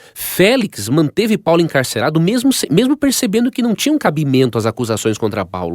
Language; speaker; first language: Portuguese; native; Portuguese